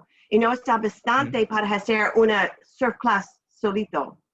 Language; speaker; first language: Spanish; non-native, learner; English